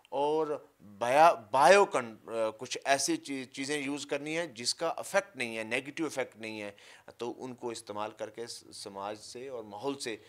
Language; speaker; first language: Urdu; non-native, local second language; Punjabi